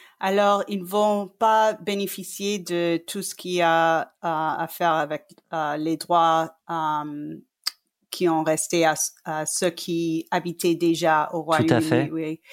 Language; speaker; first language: French; non-native, fluent; English